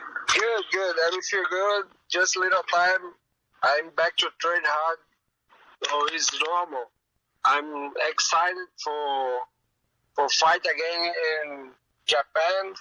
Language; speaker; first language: English; non-native, learner; Portuguese